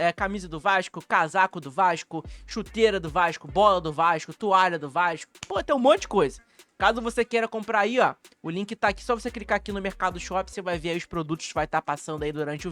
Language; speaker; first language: Portuguese; native; Portuguese